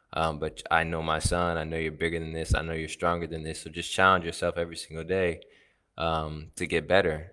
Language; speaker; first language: English; native; English